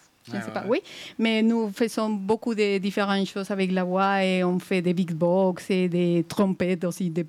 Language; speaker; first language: French; non-native, fluent; Spanish